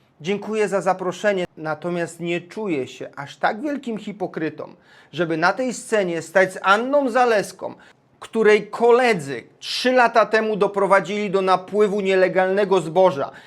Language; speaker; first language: Polish; native; Polish